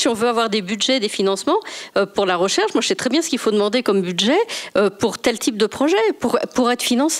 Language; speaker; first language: French; native; French